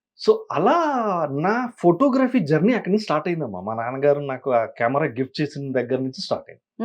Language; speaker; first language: Telugu; native; Telugu